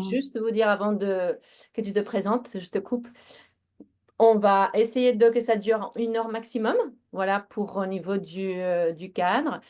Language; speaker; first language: French; native; French